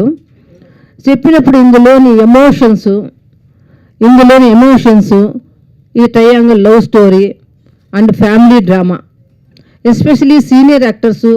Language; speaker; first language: Telugu; native; Telugu